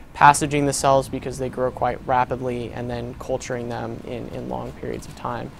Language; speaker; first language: English; native; English